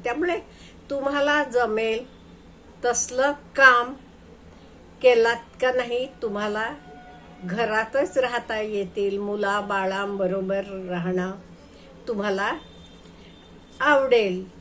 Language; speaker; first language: Marathi; non-native, fluent; Hindi